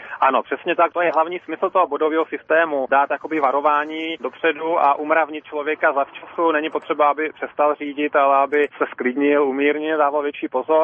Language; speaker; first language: Czech; native; Czech